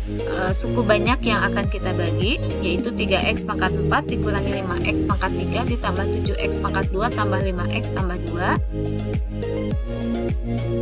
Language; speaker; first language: Indonesian; native; Indonesian